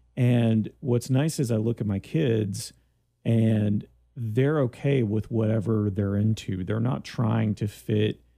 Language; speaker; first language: English; early bilingual, other home language; Greek